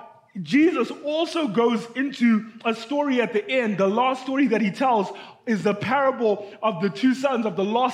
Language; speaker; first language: English; non-native, local second language; Shona